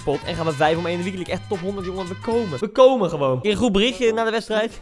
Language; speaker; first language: Dutch; native; Dutch